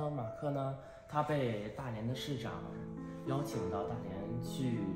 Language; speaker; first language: Chinese; early bilingual, heritage; Chinese